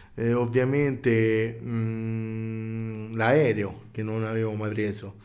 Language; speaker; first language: Italian; native; Italian